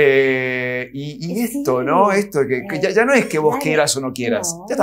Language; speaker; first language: Spanish; native; Spanish